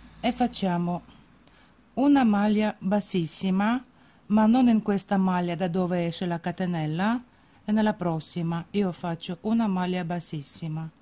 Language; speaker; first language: Italian; non-native, fluent; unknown